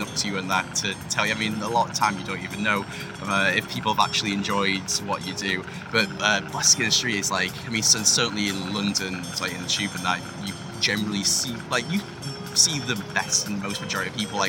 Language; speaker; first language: English; native; English